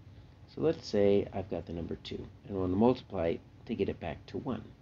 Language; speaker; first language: English; native; English